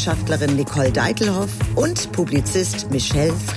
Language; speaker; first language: German; native; German